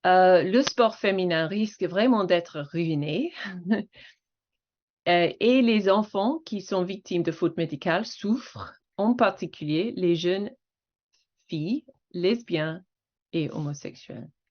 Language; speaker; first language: French; non-native, fluent; English